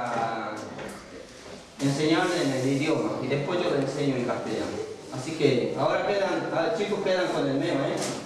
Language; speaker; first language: Spanish; non-native, local second language; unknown